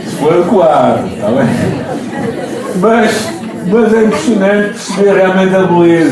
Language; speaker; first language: Portuguese; native; Portuguese